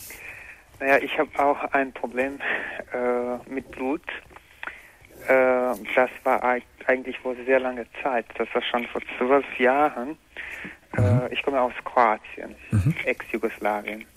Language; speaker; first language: German; non-native, learner; Croatian